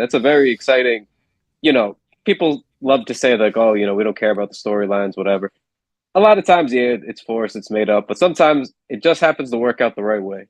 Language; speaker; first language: English; native; English